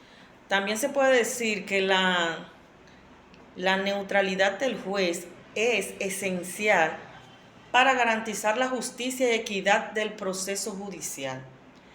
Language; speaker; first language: Spanish; native; Spanish